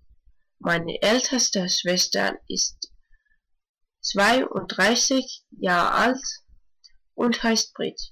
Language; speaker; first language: German; non-native, learner; Danish